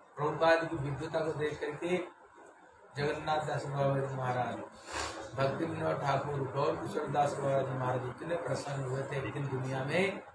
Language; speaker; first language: Hindi; non-native, local second language; Bangla